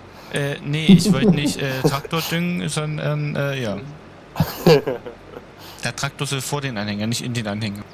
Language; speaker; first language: German; native; German